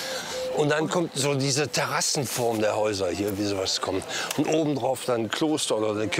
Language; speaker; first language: German; native; German